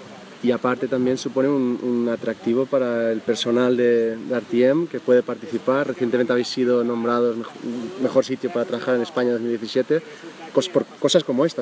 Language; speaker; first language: Spanish; native; Spanish